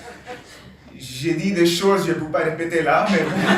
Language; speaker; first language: French; non-native, learner; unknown